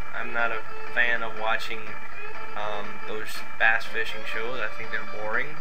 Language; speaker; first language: English; native; English